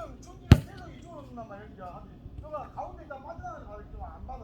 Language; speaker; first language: Korean; native; Korean